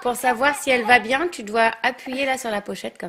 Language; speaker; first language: French; native; French